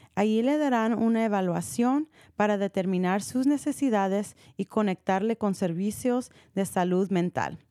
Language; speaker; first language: Spanish; early bilingual, heritage; Spanish